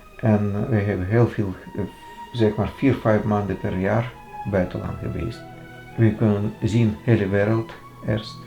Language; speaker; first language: Dutch; non-native, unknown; Russian